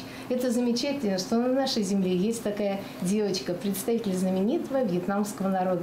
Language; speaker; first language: Russian; native; Russian